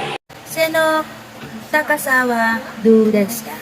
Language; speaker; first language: Japanese; non-native, learner; Filipino